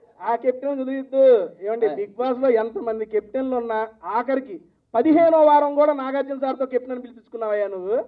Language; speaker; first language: Telugu; native; Telugu